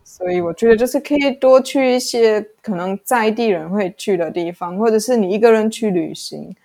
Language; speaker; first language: Chinese; non-native, fluent; German